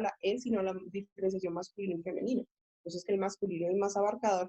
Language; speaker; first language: Spanish; native; Spanish